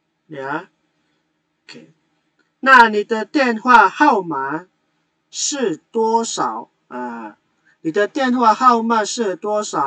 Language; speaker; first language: Chinese; non-native, fluent; Indonesian